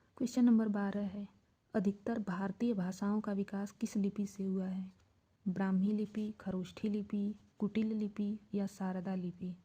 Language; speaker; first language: Hindi; native; Hindi